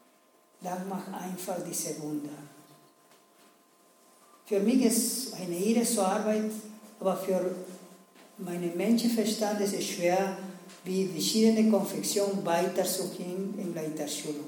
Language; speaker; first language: German; non-native, learner; Spanish